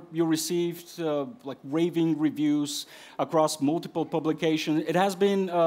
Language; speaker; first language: English; non-native, fluent; Bulgarian